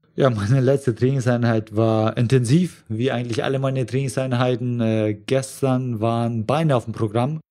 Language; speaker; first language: German; early bilingual, other home language; Russian